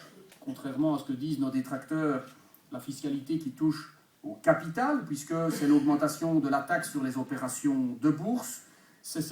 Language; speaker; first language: French; native; French